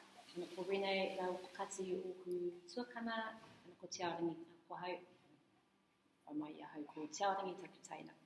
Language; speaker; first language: Māori; non-native, learner; English